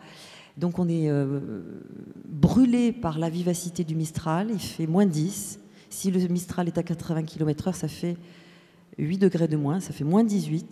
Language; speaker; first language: French; native; French